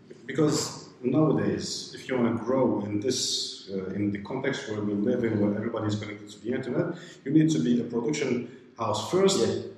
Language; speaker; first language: English; non-native, fluent; Arabic